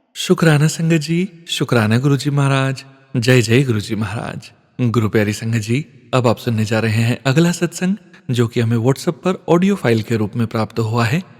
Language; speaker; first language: Hindi; native; Hindi